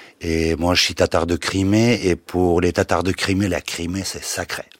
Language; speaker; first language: French; non-native, fluent; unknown